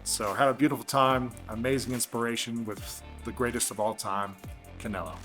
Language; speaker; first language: English; native; English